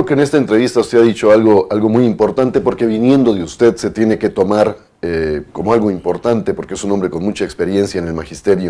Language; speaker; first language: Spanish; native; Spanish